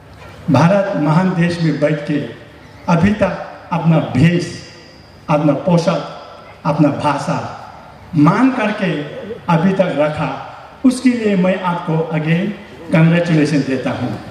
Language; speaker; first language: Hindi; non-native, learner; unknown